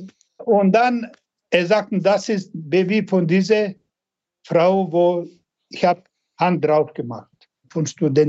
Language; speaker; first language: German; non-native, learner; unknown